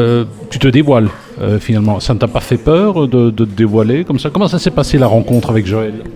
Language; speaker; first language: French; native; French